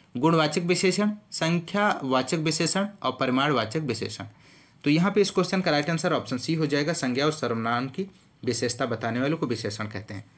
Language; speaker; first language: Hindi; native; Hindi